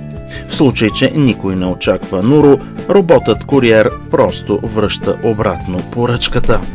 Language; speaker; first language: Bulgarian; native; Bulgarian